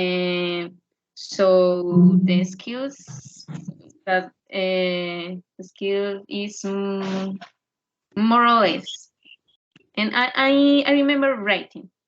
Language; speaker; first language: English; non-native, learner; Spanish